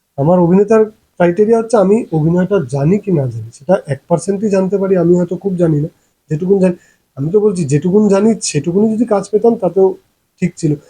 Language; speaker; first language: Bangla; early bilingual, heritage; Bangla